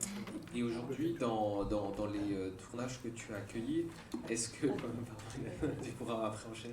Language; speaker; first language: French; native; French